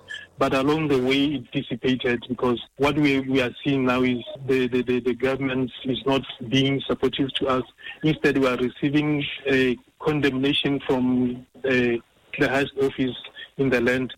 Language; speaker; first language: English; non-native, local second language; Tswana